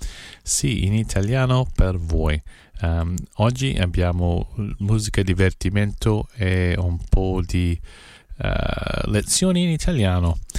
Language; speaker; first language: Italian; early bilingual, heritage; Italian